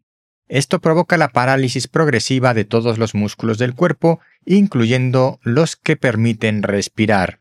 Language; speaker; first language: Spanish; native; Spanish